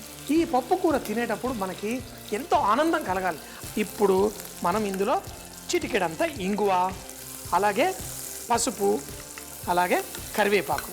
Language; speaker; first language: Telugu; native; Telugu